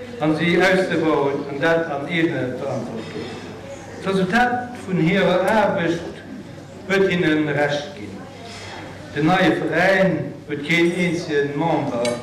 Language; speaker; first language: German; non-native, local second language; Luxembourgish